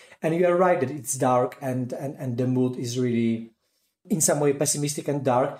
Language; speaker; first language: English; non-native, fluent; Polish